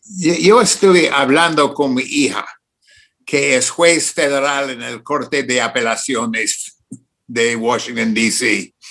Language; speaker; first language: Spanish; non-native, fluent; English